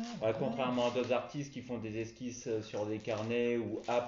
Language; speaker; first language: French; native; French